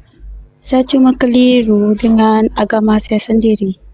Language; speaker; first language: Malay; non-native, local second language; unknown